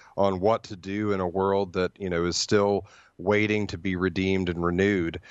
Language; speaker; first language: English; native; English